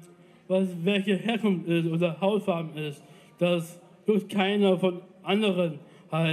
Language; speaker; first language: German; non-native, learner; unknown